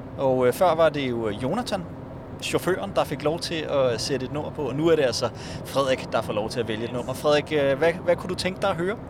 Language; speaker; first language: Danish; native; Danish